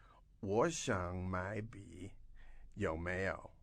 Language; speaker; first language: Chinese; non-native, fluent; English